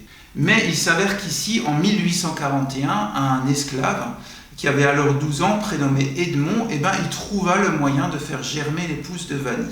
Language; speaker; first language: French; native; French